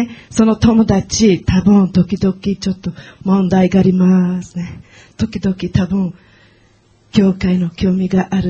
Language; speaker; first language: Japanese; non-native, learner; Portuguese